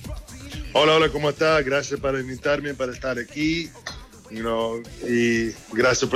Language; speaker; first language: Spanish; early bilingual, heritage; English